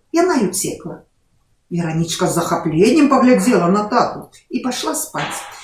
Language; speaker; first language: Belarusian; non-native, local second language; Russian